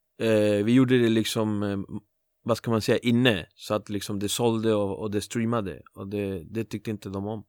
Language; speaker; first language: Swedish; early bilingual, other home language; Spanish